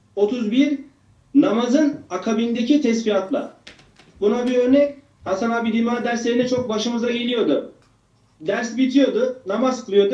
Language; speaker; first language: Turkish; native; Turkish